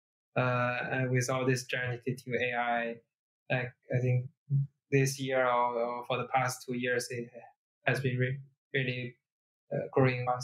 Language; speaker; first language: English; non-native, fluent; Chinese